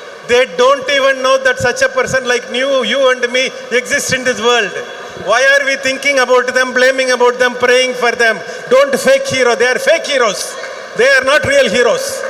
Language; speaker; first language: English; non-native, local second language; Tamil